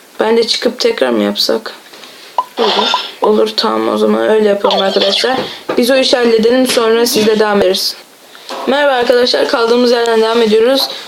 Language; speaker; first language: Turkish; native; Turkish